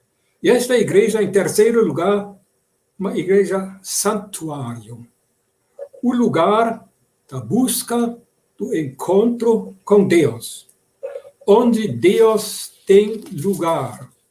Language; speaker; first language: Portuguese; non-native, fluent; German